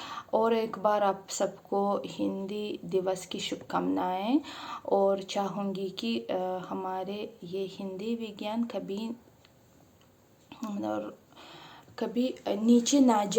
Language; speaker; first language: Hindi; non-native, fluent; Uzbek